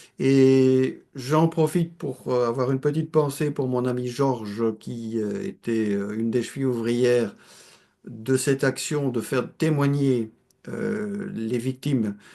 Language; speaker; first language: French; native; French